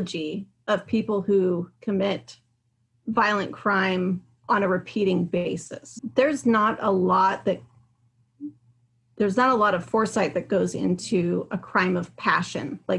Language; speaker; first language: English; native; English